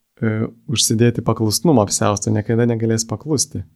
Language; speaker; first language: Lithuanian; native; Lithuanian